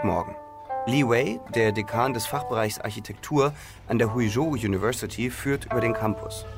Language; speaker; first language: German; native; German